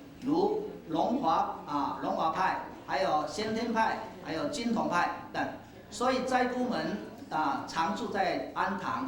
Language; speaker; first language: Chinese; native; Chinese